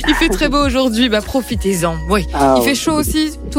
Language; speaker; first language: French; native; French